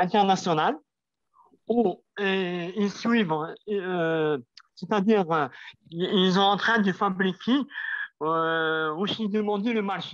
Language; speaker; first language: French; non-native, local second language; Arabic